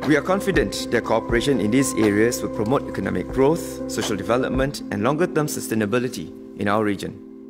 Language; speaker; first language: English; non-native, local second language; Malay